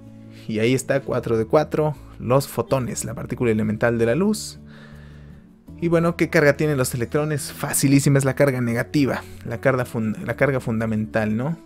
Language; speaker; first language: Spanish; native; Spanish